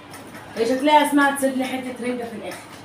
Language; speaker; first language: Arabic; native; Arabic